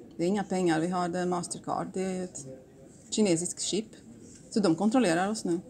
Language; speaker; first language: Swedish; non-native, fluent; Latvian